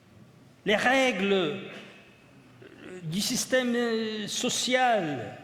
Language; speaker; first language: French; non-native, fluent; Italian